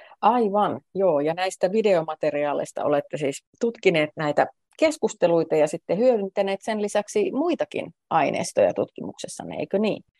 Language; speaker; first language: Finnish; native; Finnish